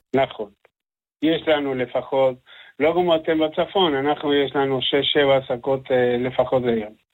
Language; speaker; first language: Hebrew; non-native, fluent; Spanish